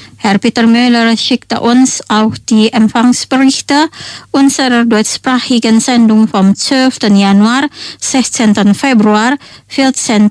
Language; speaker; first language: German; non-native, fluent; Indonesian